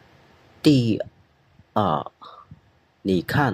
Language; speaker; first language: Chinese; non-native, fluent; Khmer